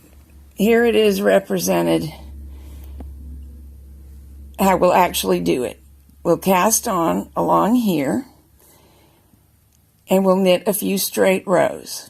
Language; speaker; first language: English; native; English